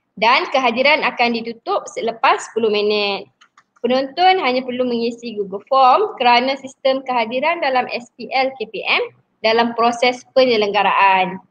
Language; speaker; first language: Malay; native; Malay